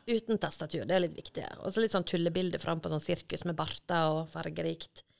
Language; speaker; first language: Norwegian; native; Norwegian